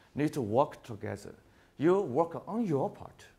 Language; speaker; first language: English; non-native, fluent; Chinese